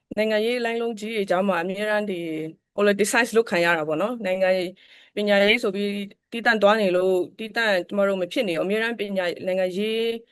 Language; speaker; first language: Burmese; non-native, local second language; Kachin